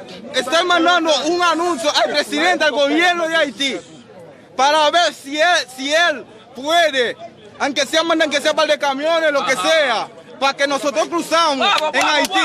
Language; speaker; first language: Spanish; non-native, local second language; Haitian Creole